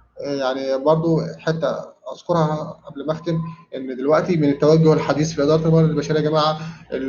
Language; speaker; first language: Arabic; native; Arabic